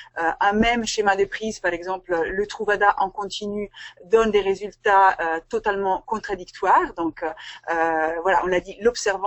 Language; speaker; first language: French; native; French